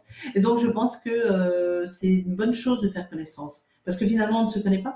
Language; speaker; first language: French; native; French